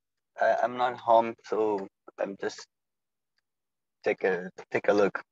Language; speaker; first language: English; non-native, learner; Portuguese